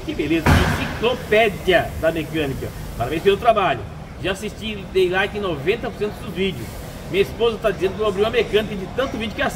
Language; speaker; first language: Portuguese; native; Portuguese